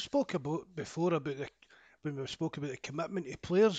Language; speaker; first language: English; native; English